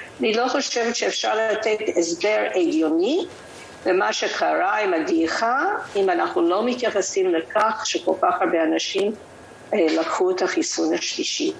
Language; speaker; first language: Hebrew; non-native, fluent; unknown